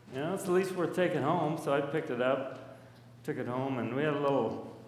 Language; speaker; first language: English; native; English